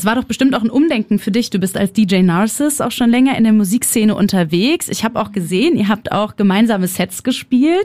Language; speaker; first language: German; native; German